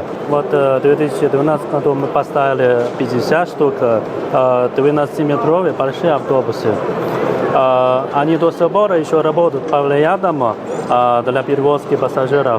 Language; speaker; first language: Russian; non-native, learner; Chinese